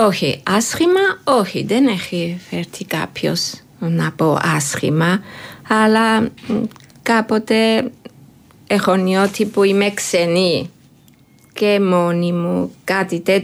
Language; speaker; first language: Greek; non-native, learner; Georgian